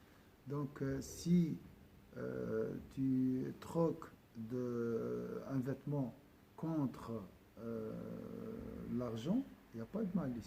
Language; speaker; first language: French; non-native, local second language; Arabic